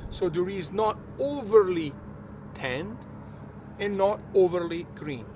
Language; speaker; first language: English; non-native, fluent; Italian